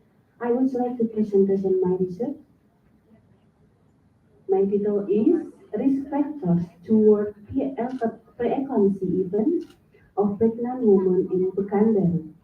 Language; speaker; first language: English; non-native, learner; Indonesian